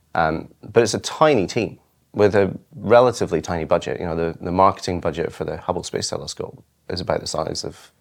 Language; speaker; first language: English; native; English